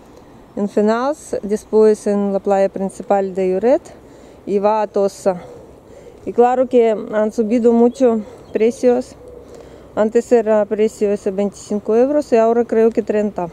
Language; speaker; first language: Spanish; non-native, learner; Russian